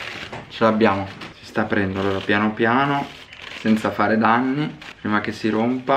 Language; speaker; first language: Italian; native; Italian